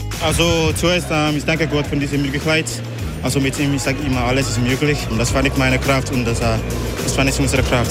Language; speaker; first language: German; non-native, learner; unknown